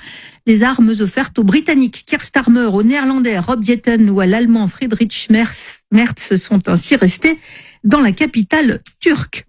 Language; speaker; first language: French; native; French